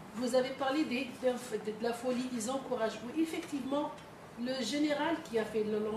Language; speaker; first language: French; non-native, fluent; Filipino